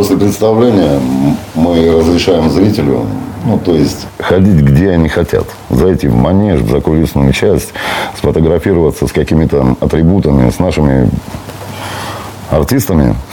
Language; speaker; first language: Russian; native; Russian